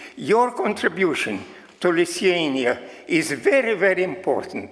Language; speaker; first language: English; non-native, fluent; Lithuanian